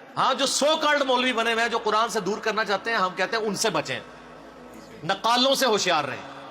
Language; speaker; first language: Urdu; native; Urdu